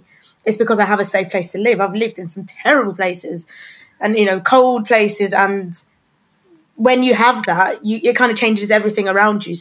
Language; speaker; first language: English; native; English